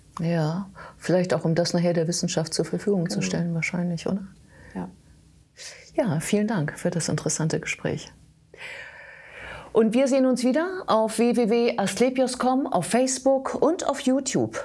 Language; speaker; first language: German; native; German